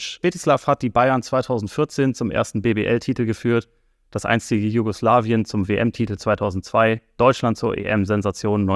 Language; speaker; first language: German; native; German